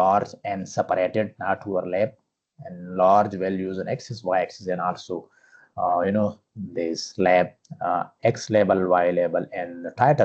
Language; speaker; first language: English; non-native, fluent; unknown